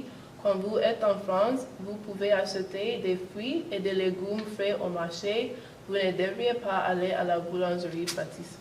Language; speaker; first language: French; non-native, learner; English